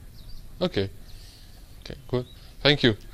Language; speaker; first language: English; non-native, learner; French